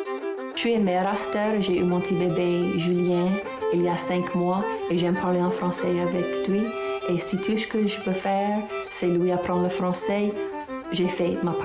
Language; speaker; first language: French; non-native, local second language; English